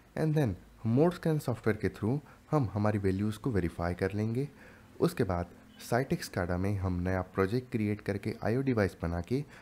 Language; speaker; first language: Hindi; native; Hindi